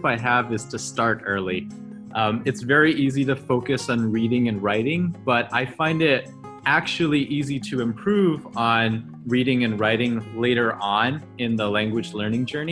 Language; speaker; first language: English; early bilingual, other home language; Chinese